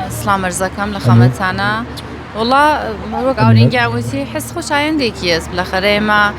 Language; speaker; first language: Central Kurdish; native; Central Kurdish